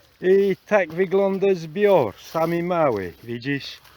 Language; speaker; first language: Polish; non-native, learner; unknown